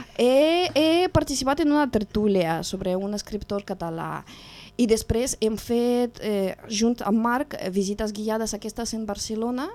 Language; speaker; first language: Catalan; non-native, learner; Russian